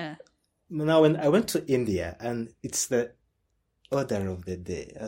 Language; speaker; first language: English; non-native, local second language; Ganda